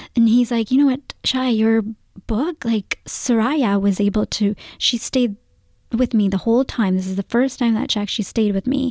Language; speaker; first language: English; early bilingual, other home language; Gujarati